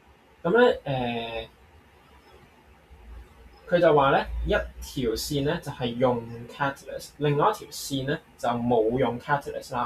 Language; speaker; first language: Cantonese; native; Cantonese